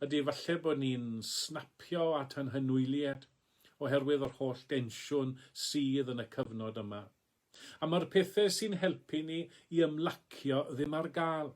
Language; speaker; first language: Welsh; native; Welsh